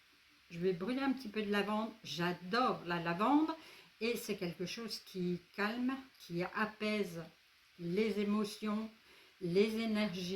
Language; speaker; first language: French; native; French